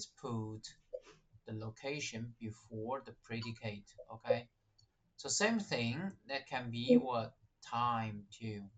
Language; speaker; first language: English; non-native, fluent; Chinese